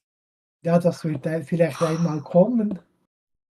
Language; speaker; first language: German; non-native, fluent; French